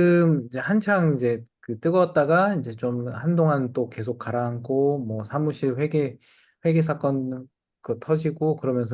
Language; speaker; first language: Korean; native; Korean